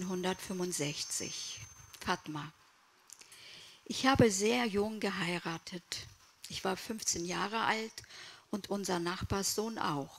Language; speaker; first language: German; early bilingual, other home language; Kurdish